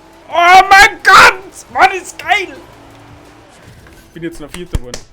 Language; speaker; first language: German; native; German